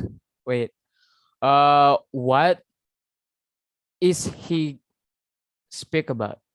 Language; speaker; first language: English; non-native, learner; Indonesian